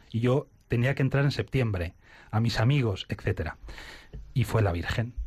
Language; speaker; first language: Spanish; native; Spanish